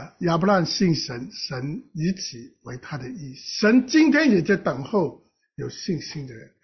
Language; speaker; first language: Chinese; non-native, local second language; Cantonese